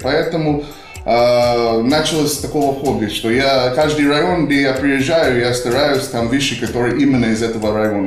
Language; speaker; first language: Russian; non-native, fluent; English